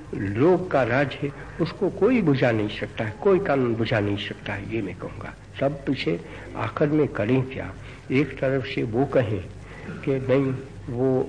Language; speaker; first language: Hindi; non-native, local second language; Gujarati